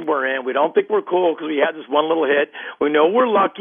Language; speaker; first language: English; native; English